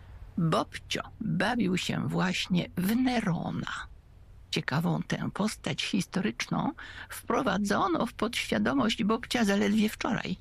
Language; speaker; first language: Polish; native; Polish